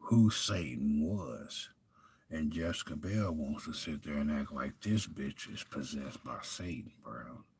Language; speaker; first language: English; native; English